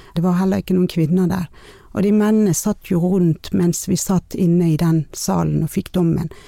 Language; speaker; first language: Norwegian; non-native, fluent; Persian